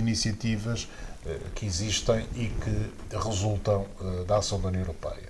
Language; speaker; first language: Portuguese; native; Portuguese